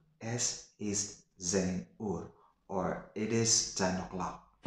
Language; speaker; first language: German; non-native, learner; Filipino